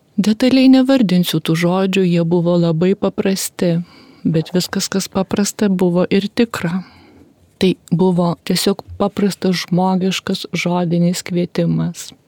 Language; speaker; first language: Lithuanian; native; Lithuanian